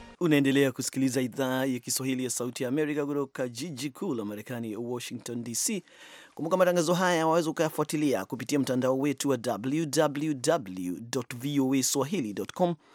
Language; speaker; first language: Swahili; non-native, local second language; Kikuyu